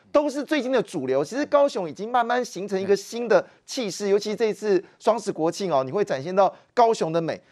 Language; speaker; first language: Chinese; native; Chinese